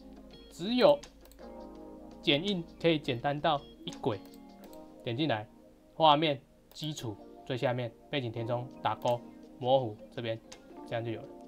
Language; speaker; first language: Chinese; native; Chinese